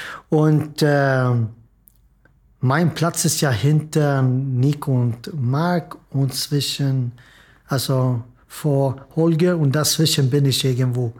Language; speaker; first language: German; non-native, fluent; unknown